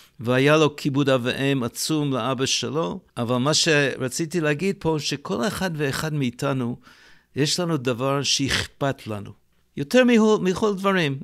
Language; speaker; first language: Hebrew; native; Hebrew